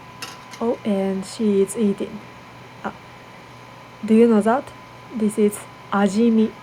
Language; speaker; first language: English; non-native, learner; Japanese